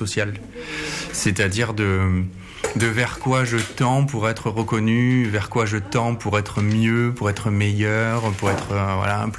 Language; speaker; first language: French; native; French